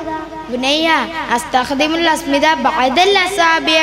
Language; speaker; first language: Arabic; non-native, learner; Malayalam